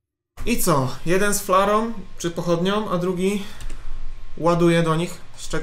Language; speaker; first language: Polish; native; Polish